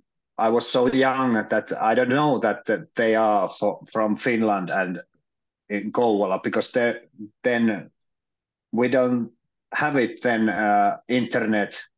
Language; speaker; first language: English; non-native, learner; Finnish